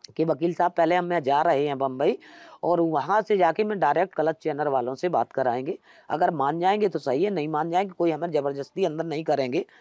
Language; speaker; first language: Hindi; native; Hindi